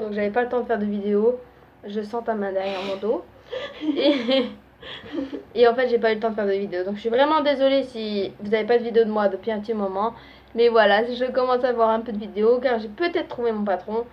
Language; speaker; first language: French; native; French